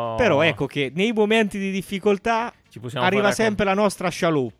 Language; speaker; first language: Italian; native; Italian